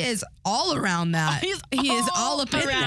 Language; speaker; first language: English; native; English